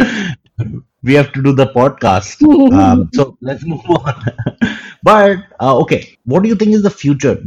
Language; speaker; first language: English; non-native, local second language; Hindi